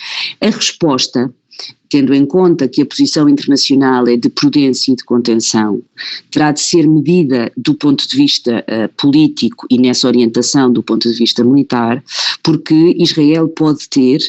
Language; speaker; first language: Portuguese; native; Portuguese